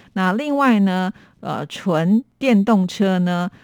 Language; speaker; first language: Chinese; native; Chinese